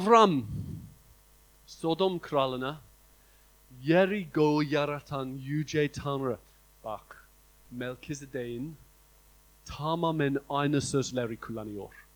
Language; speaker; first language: Turkish; non-native, fluent; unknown